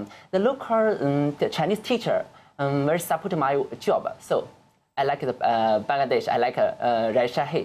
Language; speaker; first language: English; non-native, learner; Chinese